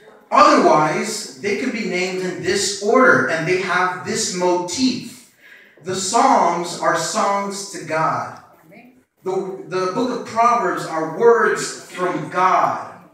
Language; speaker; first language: English; early bilingual, other home language; Spanish